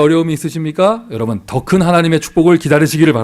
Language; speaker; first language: Korean; native; Korean